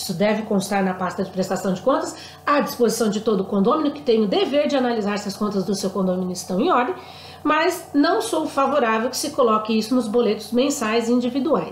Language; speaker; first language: Portuguese; native; Portuguese